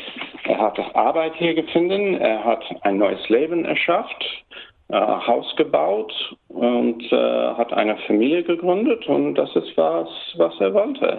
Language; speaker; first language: German; early bilingual, heritage; German